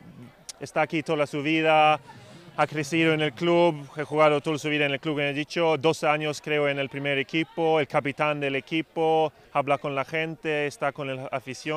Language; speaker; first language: Spanish; non-native, fluent; Swedish